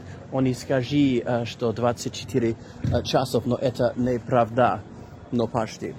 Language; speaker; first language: Russian; non-native, learner; English